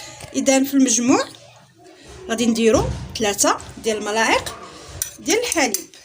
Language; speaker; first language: Arabic; native; Arabic